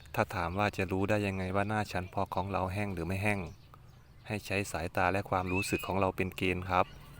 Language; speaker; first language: Thai; non-native, local second language; Northeastern Thai